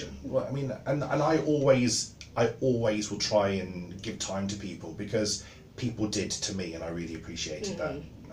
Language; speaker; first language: English; native; English